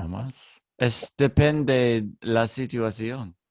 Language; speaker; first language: Spanish; non-native, learner; English